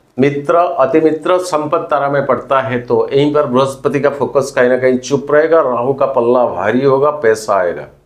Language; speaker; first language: Hindi; non-native, local second language; Odia